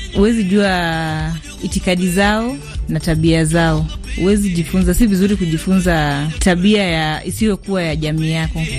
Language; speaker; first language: Swahili; non-native, local second language; Luo (Kenya and Tanzania)